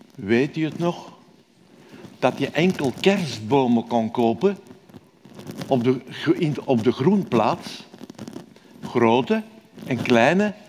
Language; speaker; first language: Dutch; native; Dutch